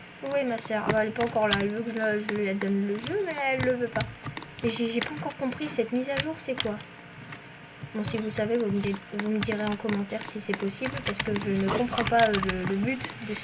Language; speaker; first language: French; native; French